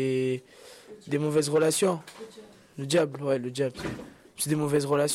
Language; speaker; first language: French; native; French